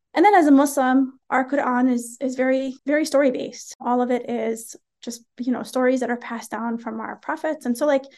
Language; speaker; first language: English; early bilingual, other home language; Arabic